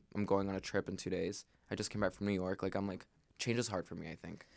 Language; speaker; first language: English; early bilingual, other home language; Spanish